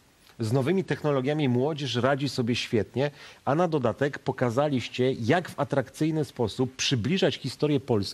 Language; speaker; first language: Polish; native; Polish